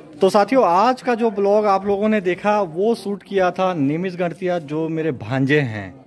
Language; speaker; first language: Hindi; native; Hindi